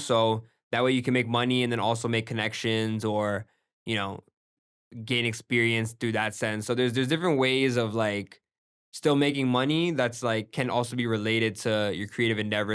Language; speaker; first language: English; early bilingual, other home language; Gujarati